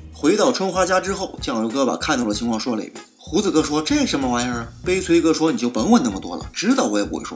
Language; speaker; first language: Chinese; native; Chinese